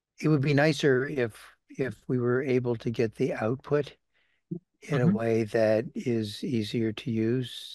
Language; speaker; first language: English; native; English